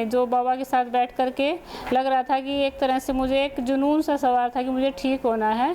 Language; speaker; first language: Hindi; native; Hindi